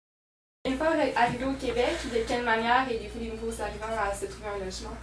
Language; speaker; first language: French; native; French